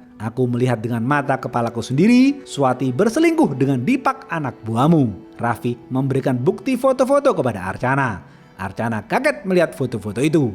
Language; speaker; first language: Indonesian; native; Indonesian